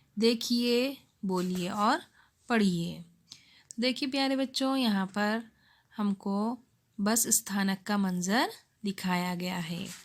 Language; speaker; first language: Hindi; non-native, local second language; Urdu